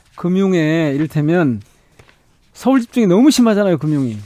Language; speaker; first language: Korean; native; Korean